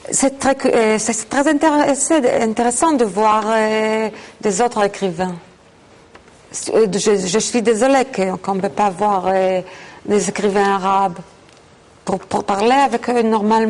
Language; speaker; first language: French; non-native, fluent; Hebrew